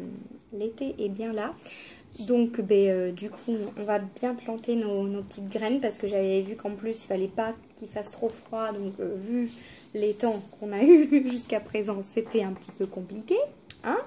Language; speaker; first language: French; native; French